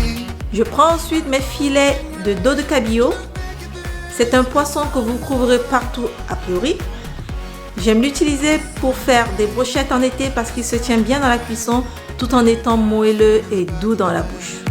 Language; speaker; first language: French; native; French